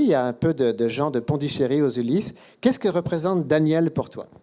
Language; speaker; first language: French; native; French